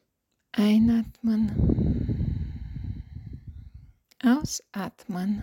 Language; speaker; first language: German; non-native, fluent; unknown